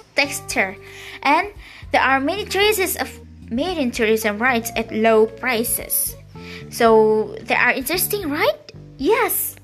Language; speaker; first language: English; non-native, learner; Indonesian